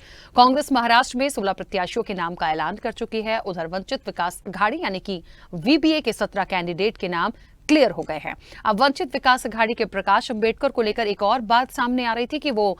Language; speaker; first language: Hindi; native; Hindi